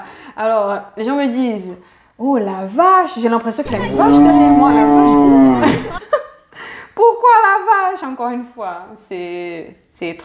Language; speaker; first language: French; non-native, fluent; Portuguese